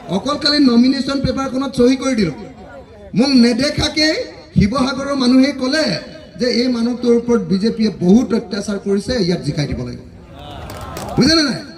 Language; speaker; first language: Assamese; native; Assamese